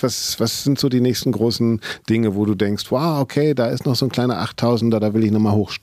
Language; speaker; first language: German; native; German